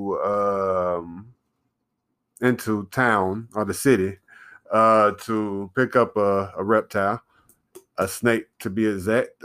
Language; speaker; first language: English; native; English